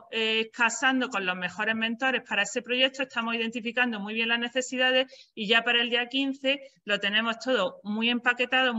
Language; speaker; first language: Spanish; native; Spanish